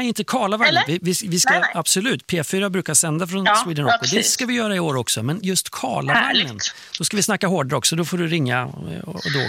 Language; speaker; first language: Swedish; native; Swedish